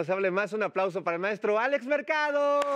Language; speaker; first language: Spanish; native; Spanish